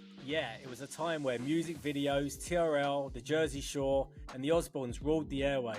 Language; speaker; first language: English; native; English